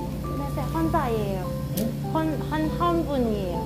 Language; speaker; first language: Korean; non-native, learner; Cantonese